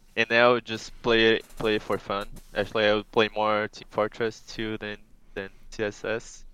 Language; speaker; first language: English; non-native, fluent; Portuguese